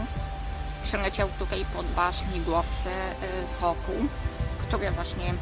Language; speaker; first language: Polish; native; Polish